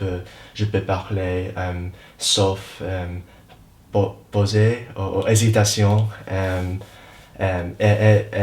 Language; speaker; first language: French; non-native, learner; English